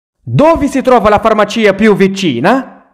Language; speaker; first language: Italian; non-native, fluent; Arabic